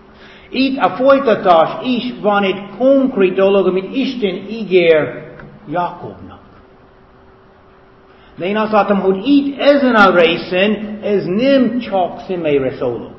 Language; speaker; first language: Hungarian; non-native, fluent; English